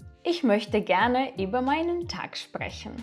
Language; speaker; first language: German; non-native, fluent; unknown